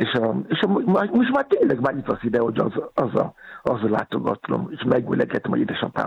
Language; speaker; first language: Hungarian; non-native, fluent; Yoruba